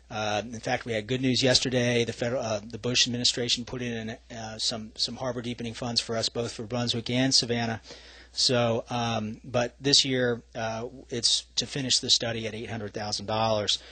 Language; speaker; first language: English; native; English